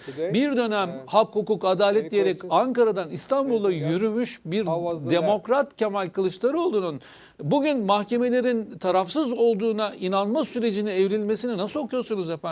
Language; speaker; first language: Turkish; native; Turkish